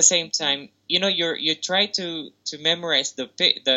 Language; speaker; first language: English; non-native, local second language; Filipino